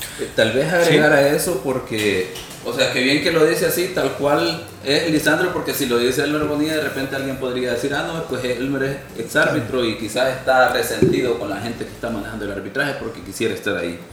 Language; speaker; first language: Spanish; native; Spanish